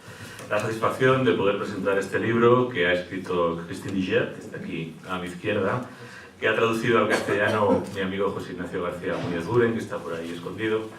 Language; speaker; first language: Spanish; native; Spanish